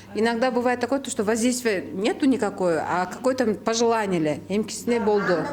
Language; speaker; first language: Russian; non-native, local second language; Kyrgyz